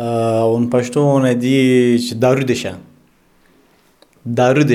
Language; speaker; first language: French; non-native, learner; Pashto